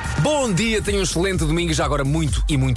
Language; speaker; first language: Portuguese; native; Portuguese